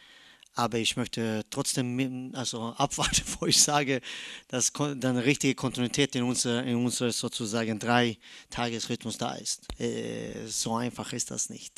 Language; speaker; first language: German; non-native, fluent; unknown